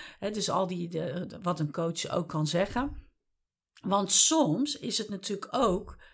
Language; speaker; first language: Dutch; native; Dutch